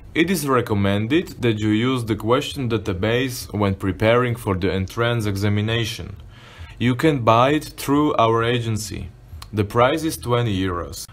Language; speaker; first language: English; non-native, fluent; Slovak